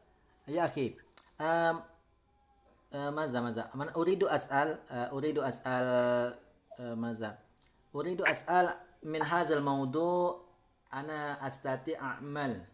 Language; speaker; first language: Arabic; non-native, learner; Indonesian